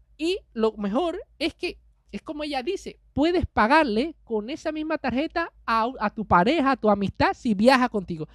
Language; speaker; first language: Spanish; native; Spanish